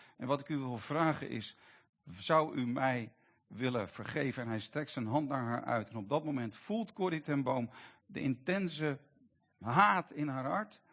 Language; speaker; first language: Dutch; native; Dutch